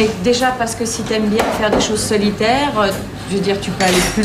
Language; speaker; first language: French; native; French